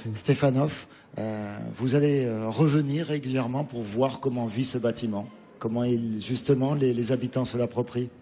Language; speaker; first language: French; native; French